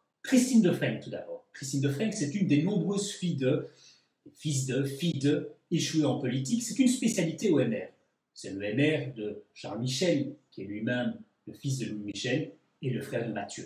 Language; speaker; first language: French; native; French